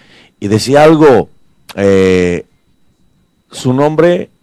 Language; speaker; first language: Spanish; native; Spanish